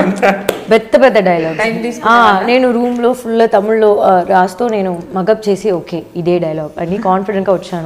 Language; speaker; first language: Telugu; non-native, learner; Tamil